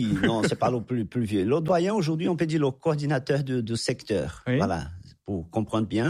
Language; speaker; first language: French; non-native, fluent; Portuguese